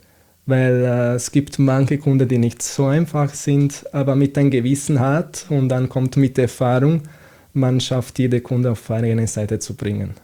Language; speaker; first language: German; non-native, fluent; Italian